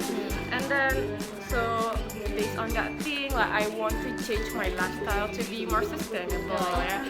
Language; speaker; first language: English; non-native, fluent; Indonesian